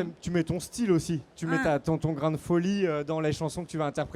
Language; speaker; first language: French; native; French